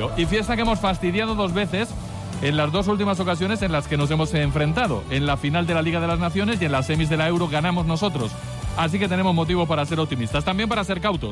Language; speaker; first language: Spanish; native; Spanish